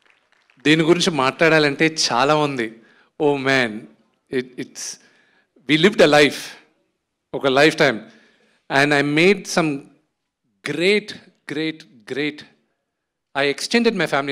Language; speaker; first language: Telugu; native; Telugu